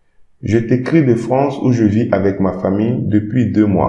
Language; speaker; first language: French; non-native, fluent; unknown